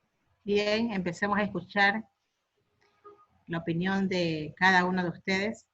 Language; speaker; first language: Spanish; native; Spanish